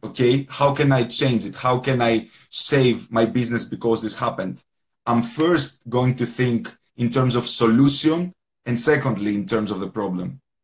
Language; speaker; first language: English; non-native, fluent; Greek